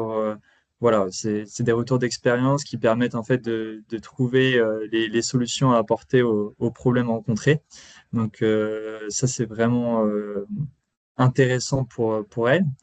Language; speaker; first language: French; native; French